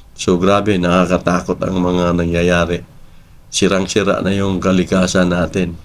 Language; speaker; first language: Filipino; native; Filipino